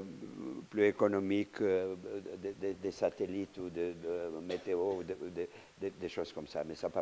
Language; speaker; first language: French; non-native, fluent; Romanian